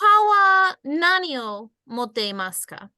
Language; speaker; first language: Japanese; non-native, fluent; English